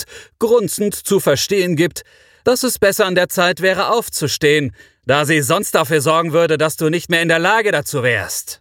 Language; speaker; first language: German; native; German